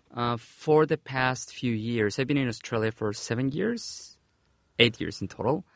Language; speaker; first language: English; non-native, fluent; Spanish